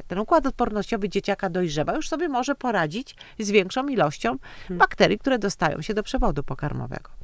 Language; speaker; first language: Polish; native; Polish